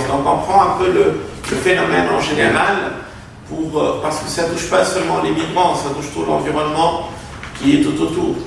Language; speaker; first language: French; non-native, local second language; Arabic